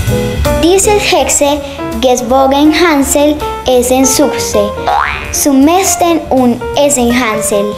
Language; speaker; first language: German; non-native, learner; Spanish